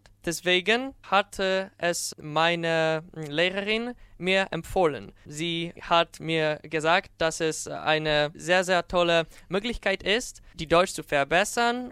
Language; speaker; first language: German; non-native, fluent; Polish